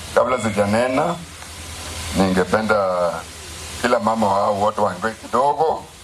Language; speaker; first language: Swahili; non-native, local second language; Gusii